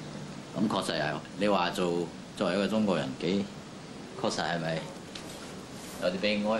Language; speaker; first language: Cantonese; native; Cantonese